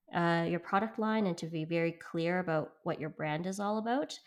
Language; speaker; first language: English; native; English